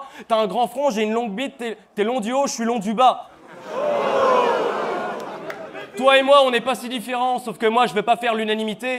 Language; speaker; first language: French; native; French